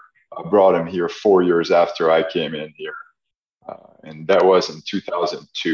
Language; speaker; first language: English; non-native, fluent; French